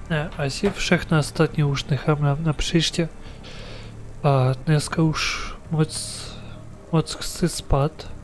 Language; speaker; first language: Czech; non-native, learner; Ukrainian